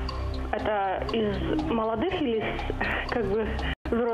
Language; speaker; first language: Russian; native; Russian